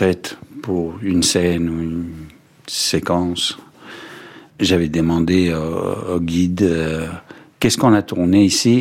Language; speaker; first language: French; non-native, fluent; Danish